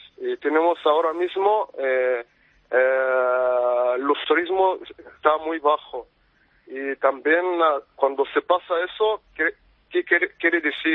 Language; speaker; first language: Spanish; non-native, fluent; Arabic